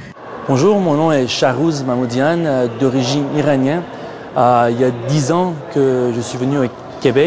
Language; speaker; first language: French; non-native, fluent; Persian